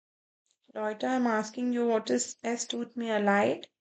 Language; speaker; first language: German; non-native, fluent; Kannada